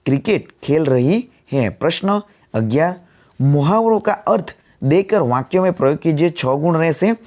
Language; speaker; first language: Hindi; non-native, local second language; Gujarati